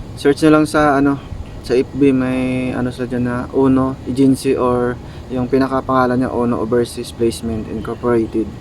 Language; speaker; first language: Filipino; native; Filipino